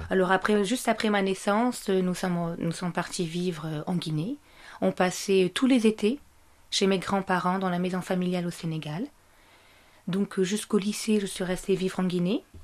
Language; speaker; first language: French; non-native, local second language; Arabic